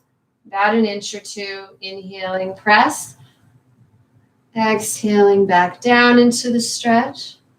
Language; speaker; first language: English; native; English